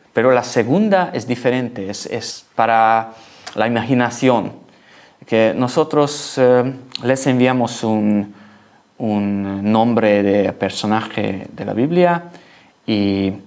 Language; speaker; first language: Spanish; non-native, learner; Hungarian